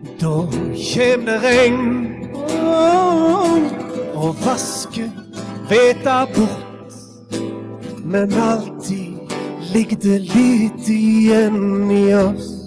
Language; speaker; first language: Norwegian; native; Norwegian